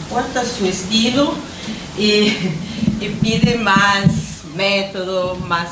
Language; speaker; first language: Spanish; non-native, fluent; Portuguese